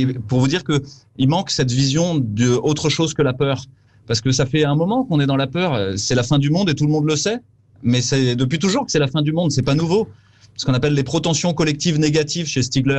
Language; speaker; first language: French; native; French